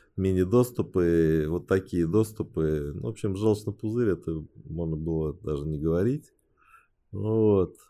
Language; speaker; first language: Russian; early bilingual, other home language; Chinese